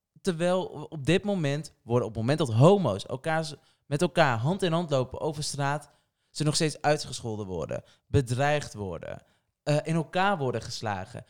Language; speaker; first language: Dutch; early bilingual, other home language; Portuguese